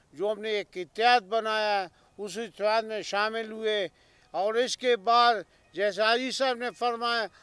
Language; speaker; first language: Urdu; non-native, local second language; Baluchi